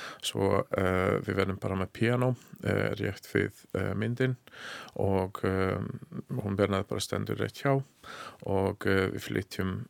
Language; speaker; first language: Icelandic; non-native, learner; Hungarian